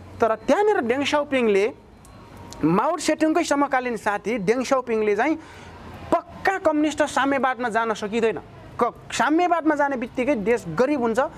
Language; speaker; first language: Nepali; non-native, local second language; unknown